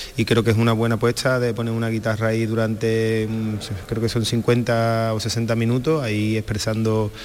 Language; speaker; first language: Spanish; native; Spanish